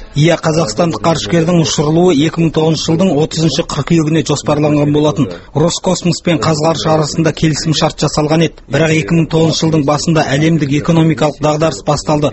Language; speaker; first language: Kazakh; native; Kazakh